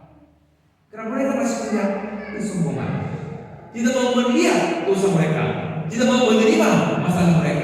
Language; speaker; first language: Indonesian; non-native, fluent; Korean